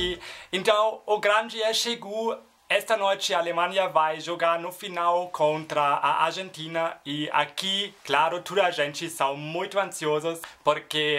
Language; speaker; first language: Portuguese; non-native, learner; German